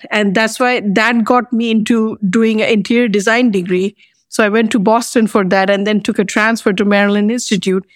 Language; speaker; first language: English; non-native, local second language; Bangla